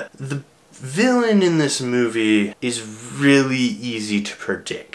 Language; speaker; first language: English; native; English